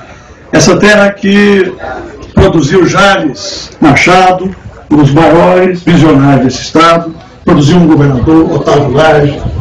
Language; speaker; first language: Portuguese; native; Portuguese